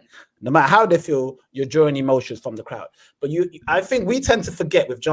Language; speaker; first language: English; native; English